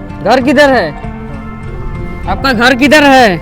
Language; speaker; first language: Hindi; non-native, local second language; Bangla